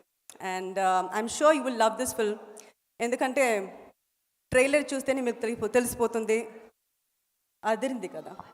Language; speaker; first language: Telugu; non-native, learner; Tamil